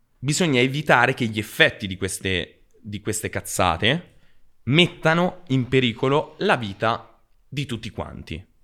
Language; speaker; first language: Italian; native; Italian